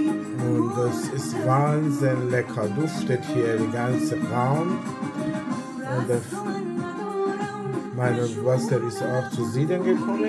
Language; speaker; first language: German; non-native, learner; Persian